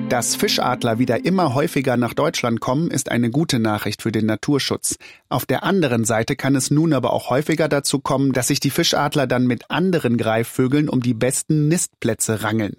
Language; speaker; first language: German; native; German